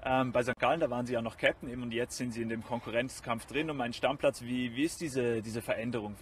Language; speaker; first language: German; native; German